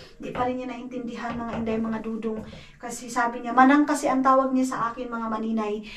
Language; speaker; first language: Filipino; non-native, local second language; Cebuano